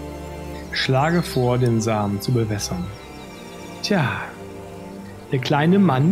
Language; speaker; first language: German; native; German